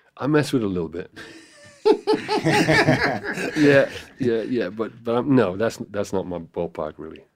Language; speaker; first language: English; native; English